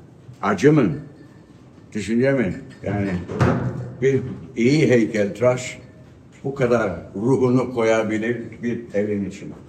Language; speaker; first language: Turkish; early bilingual, heritage; Turkish